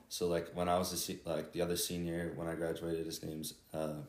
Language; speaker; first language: English; native; English